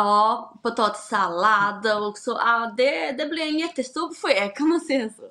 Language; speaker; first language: Swedish; non-native, fluent; Portuguese